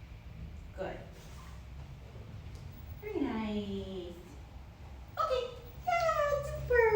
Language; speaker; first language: English; native; English